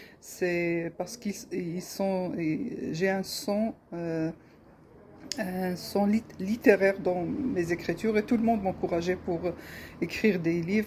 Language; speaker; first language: French; non-native, local second language; Arabic